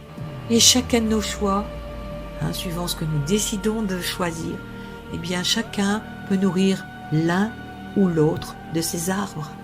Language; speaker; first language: French; native; French